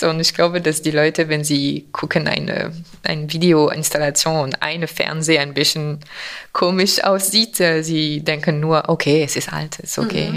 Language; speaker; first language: German; non-native, fluent; French